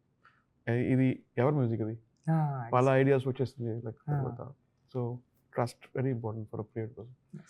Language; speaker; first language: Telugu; non-native, learner; Tamil